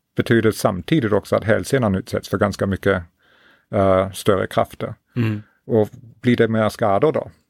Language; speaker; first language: Swedish; non-native, fluent; English